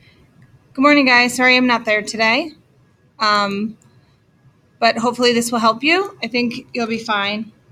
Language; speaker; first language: English; native; English